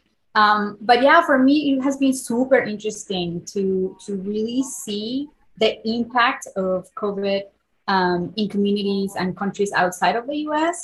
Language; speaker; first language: English; non-native, fluent; Spanish